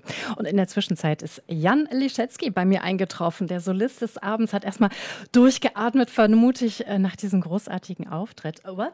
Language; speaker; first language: German; native; German